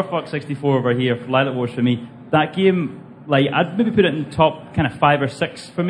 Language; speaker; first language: English; native; English